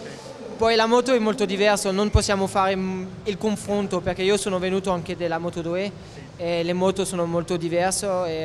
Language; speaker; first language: Italian; non-native, fluent; French